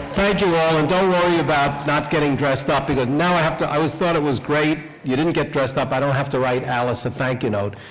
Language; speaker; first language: English; native; English